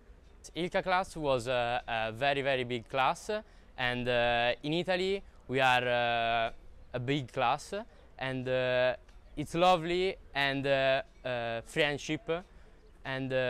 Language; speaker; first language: English; non-native, learner; Italian